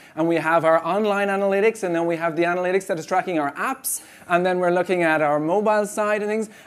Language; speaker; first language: English; native; English